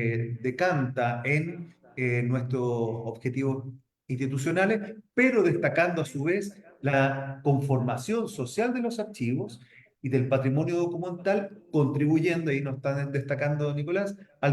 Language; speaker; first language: Spanish; native; Spanish